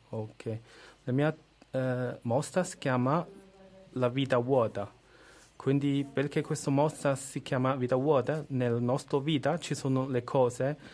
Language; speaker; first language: Italian; non-native, learner; Chinese